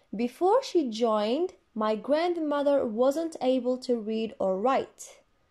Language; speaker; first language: English; non-native, fluent; Arabic